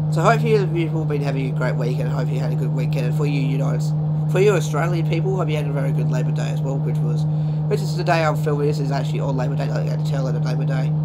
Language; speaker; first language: English; native; English